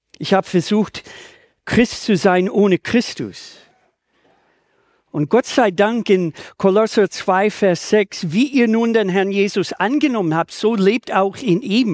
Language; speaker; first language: German; native; German